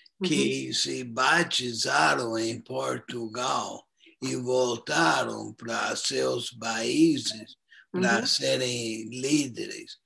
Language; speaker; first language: Portuguese; non-native, fluent; English